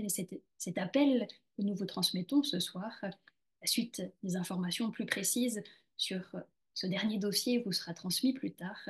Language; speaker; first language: French; native; French